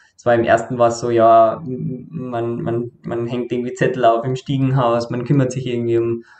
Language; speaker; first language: German; native; German